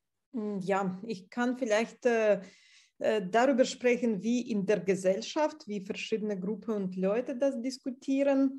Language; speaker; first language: German; non-native, fluent; Russian